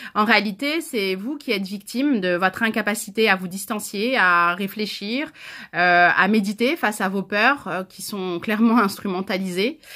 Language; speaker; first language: French; native; French